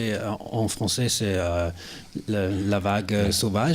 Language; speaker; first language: French; non-native, learner; German